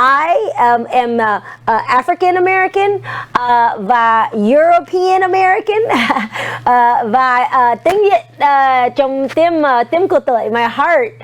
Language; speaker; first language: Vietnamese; non-native, learner; English